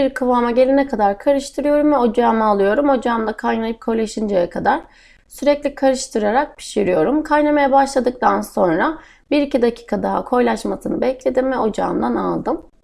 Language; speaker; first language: Turkish; native; Turkish